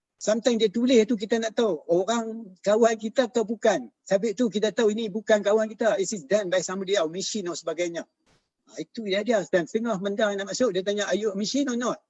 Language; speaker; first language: Malay; native; Malay